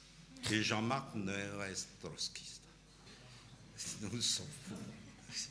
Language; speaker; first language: Spanish; non-native, learner; French